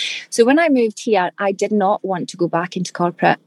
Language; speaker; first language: English; native; English